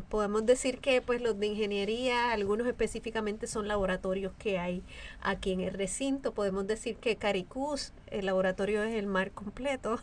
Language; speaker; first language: Spanish; native; Spanish